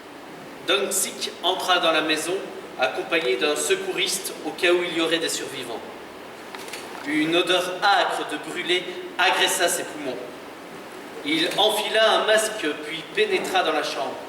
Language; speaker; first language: French; native; French